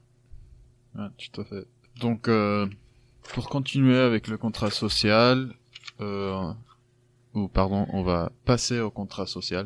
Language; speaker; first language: French; non-native, fluent; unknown